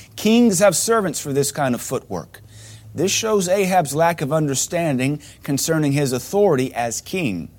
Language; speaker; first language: English; native; English